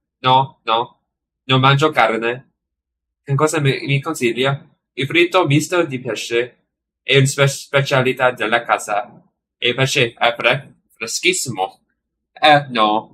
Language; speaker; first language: Italian; non-native, learner; English